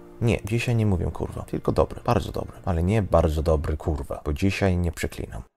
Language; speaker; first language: Polish; non-native, fluent; Swedish